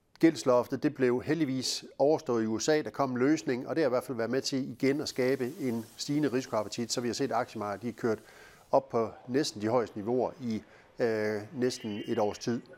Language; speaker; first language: Danish; native; Danish